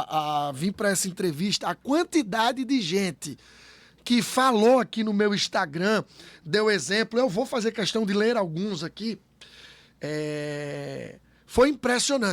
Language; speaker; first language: Portuguese; native; Portuguese